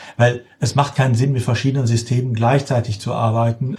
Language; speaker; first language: German; native; German